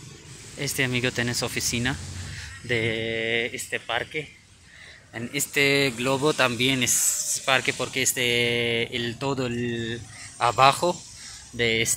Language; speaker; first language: Spanish; non-native, learner; Urdu